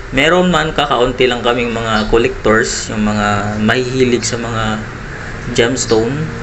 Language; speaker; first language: Filipino; non-native, local second language; Iloko